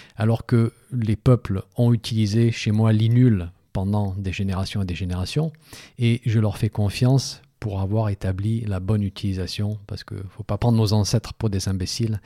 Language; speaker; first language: French; native; French